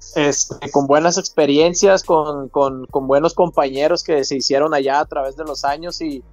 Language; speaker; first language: Spanish; native; Spanish